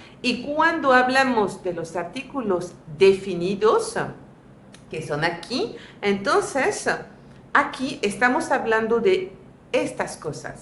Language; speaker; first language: Spanish; non-native, fluent; French